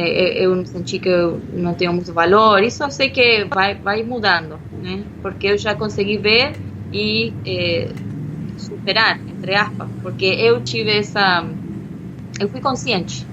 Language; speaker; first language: Portuguese; non-native, fluent; Spanish